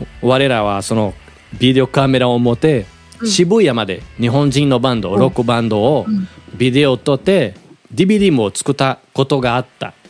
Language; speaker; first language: Japanese; non-native, learner; Portuguese